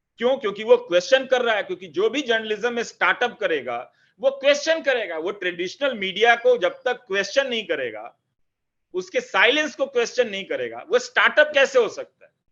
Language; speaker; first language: Hindi; native; Hindi